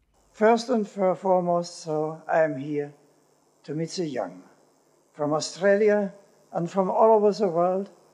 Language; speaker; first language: English; non-native, fluent; German